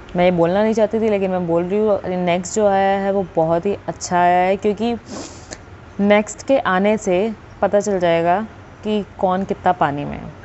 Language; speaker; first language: Hindi; native; Hindi